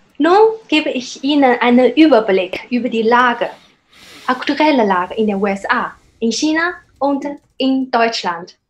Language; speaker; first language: German; non-native, fluent; Chinese